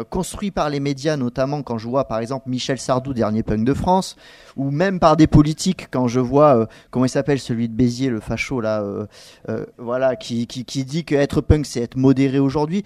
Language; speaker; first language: French; native; French